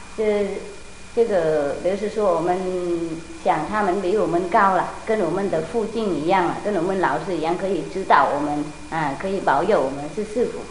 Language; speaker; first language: Chinese; non-native, fluent; Vietnamese